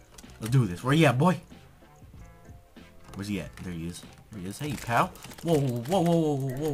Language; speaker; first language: English; native; English